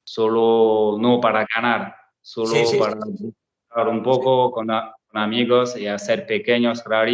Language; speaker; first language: Spanish; non-native, learner; French